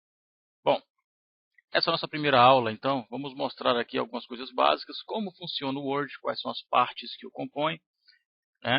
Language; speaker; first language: Portuguese; native; Portuguese